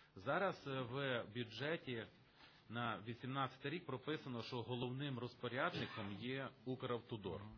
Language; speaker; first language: Ukrainian; native; Ukrainian